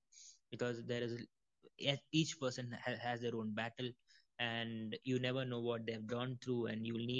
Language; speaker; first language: English; non-native, local second language; Malayalam